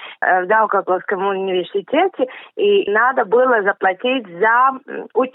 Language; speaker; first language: Russian; non-native, local second language; Latvian